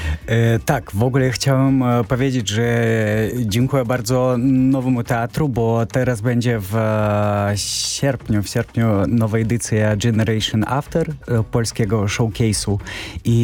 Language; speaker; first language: Polish; non-native, learner; Belarusian